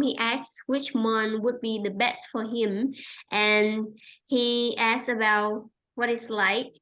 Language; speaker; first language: English; non-native, fluent; Vietnamese